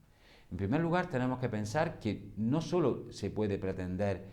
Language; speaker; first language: Spanish; native; Spanish